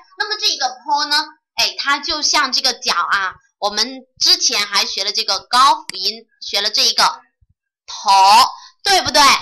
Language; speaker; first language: Chinese; native; Chinese